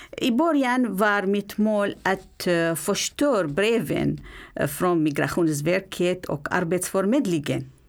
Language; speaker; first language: Swedish; non-native, learner; Arabic